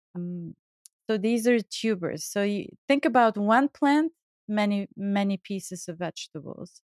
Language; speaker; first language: English; non-native, fluent; Bulgarian